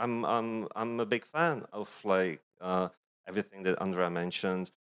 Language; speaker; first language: English; non-native, fluent; Czech